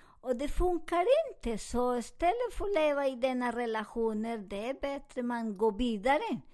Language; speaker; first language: Swedish; non-native, learner; Spanish